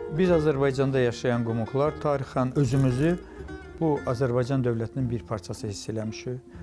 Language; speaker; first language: Azerbaijani; non-native, local second language; Kumyk